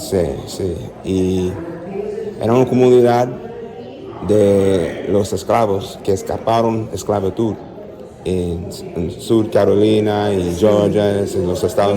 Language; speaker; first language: Spanish; non-native, learner; English